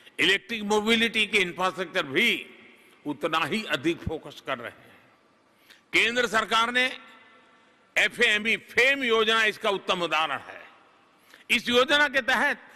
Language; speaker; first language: Hindi; non-native, local second language; Gujarati